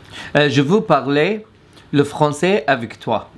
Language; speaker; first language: French; non-native, learner; Arabic